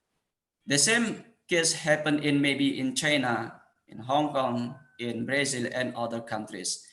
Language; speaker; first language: English; non-native, fluent; Indonesian